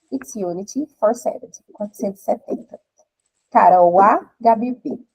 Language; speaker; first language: English; non-native, fluent; Portuguese